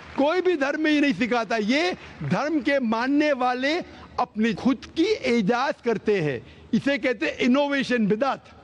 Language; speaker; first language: Urdu; non-native, local second language; Konkani